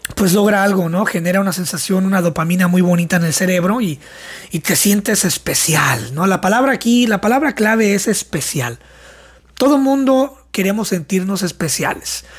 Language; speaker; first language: Spanish; native; Spanish